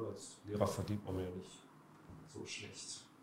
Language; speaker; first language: German; native; German